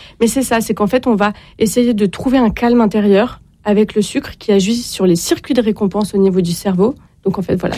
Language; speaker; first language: French; native; French